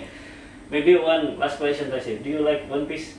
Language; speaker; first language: English; non-native, learner; Indonesian